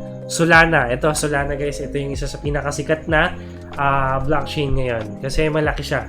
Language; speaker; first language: Filipino; native; Filipino